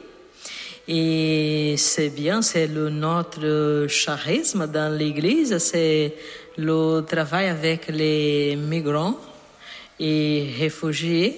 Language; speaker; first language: French; non-native, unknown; Portuguese